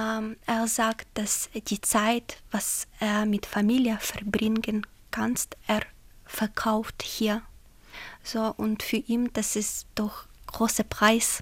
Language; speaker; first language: German; non-native, fluent; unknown